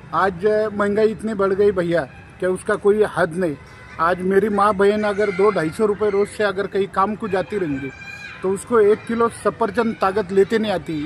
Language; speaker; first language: Hindi; non-native, local second language; Marathi